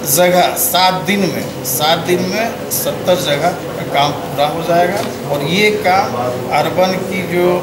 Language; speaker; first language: Hindi; native; Hindi